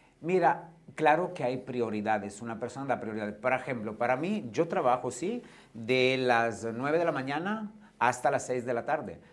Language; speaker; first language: Spanish; non-native, fluent; Italian